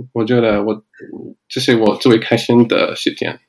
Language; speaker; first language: Chinese; non-native, learner; English